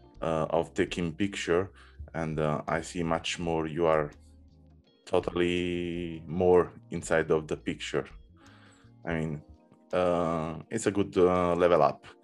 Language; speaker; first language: English; non-native, learner; Italian